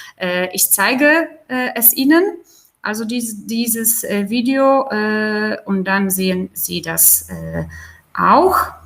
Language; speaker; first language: German; non-native, fluent; Polish